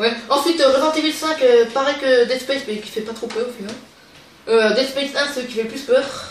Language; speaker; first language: French; native; French